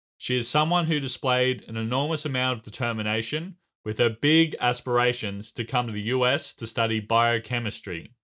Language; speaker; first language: English; native; English